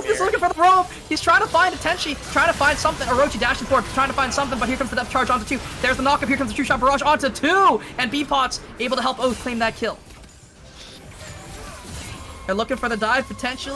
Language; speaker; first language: English; native; English